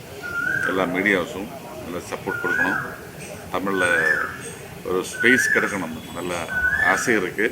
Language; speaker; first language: Tamil; non-native, learner; Malayalam